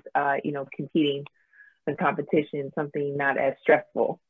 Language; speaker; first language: English; native; English